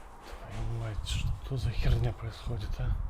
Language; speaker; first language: Russian; native; Russian